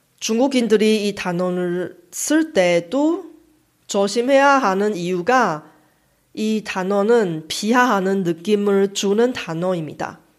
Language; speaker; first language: Korean; non-native, fluent; Chinese